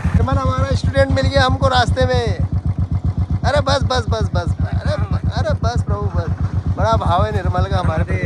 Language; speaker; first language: Hindi; native; Hindi